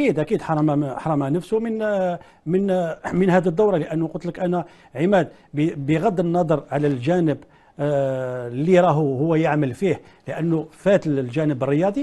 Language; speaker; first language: Arabic; native; Arabic